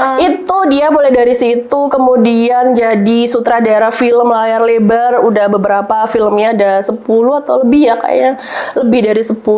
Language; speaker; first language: Indonesian; non-native, local second language; Javanese